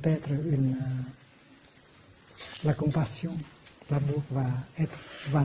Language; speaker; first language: French; non-native, fluent; Vietnamese